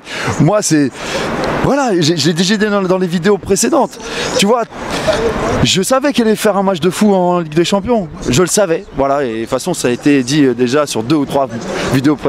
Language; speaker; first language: French; native; French